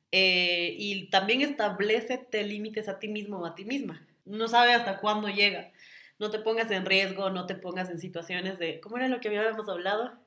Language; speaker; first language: Spanish; native; Spanish